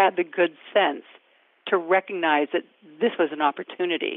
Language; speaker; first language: English; native; English